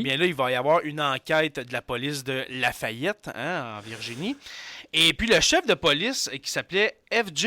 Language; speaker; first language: French; native; French